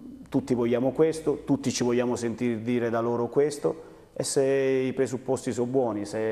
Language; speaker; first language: Italian; native; Italian